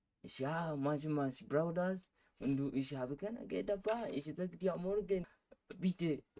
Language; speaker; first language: German; non-native, learner; Swahili